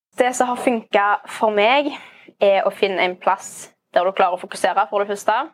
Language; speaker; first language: Norwegian; native; Norwegian